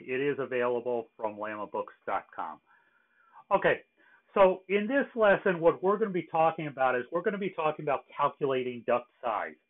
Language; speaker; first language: English; native; English